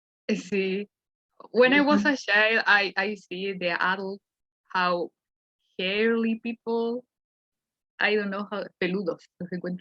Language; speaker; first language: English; non-native, learner; Spanish